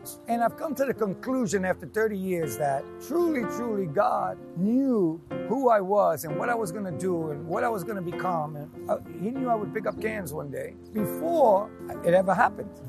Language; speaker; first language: English; native; English